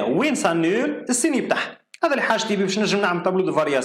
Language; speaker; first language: Arabic; native; Arabic